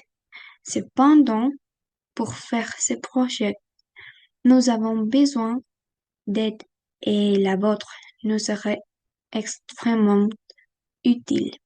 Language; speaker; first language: French; non-native, fluent; Spanish